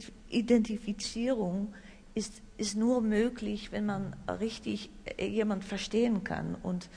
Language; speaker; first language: German; non-native, learner; Dutch